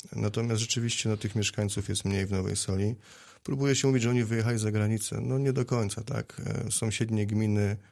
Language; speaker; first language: Polish; native; Polish